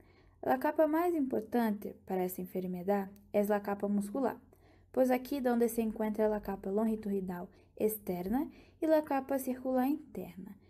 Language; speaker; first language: Portuguese; non-native, learner; Spanish